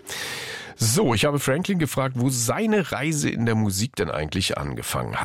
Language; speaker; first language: German; native; German